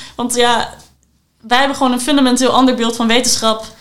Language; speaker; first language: Dutch; native; Dutch